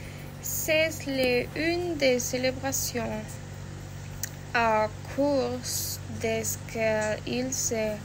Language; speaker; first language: French; non-native, learner; Spanish